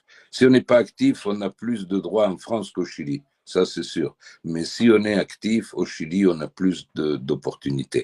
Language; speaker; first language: French; early bilingual, heritage; French